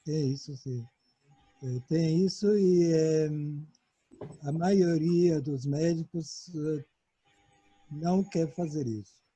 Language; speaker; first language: Portuguese; non-native, fluent; Italian